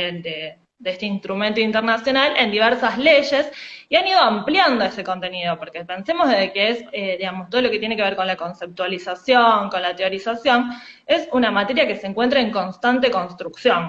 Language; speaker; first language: Spanish; native; Spanish